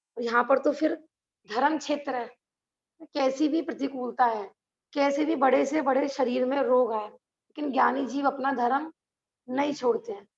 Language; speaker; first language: Hindi; native; Hindi